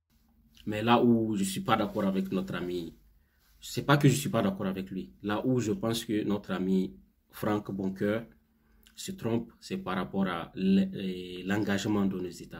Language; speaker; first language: French; non-native, local second language; Hausa